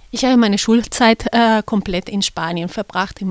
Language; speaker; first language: German; non-native, fluent; Spanish